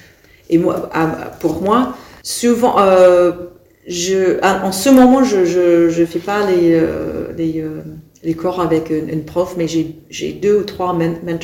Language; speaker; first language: French; non-native, fluent; English